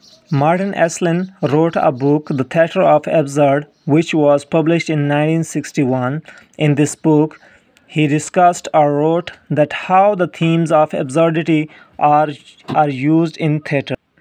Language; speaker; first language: English; non-native, local second language; Urdu